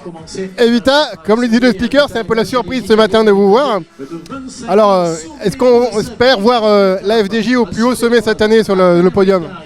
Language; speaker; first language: French; native; French